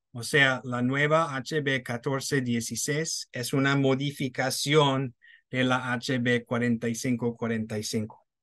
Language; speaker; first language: Spanish; non-native, fluent; English